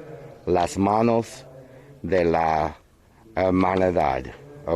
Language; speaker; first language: Spanish; non-native, learner; English